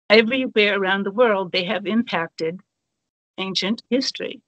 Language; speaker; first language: English; native; English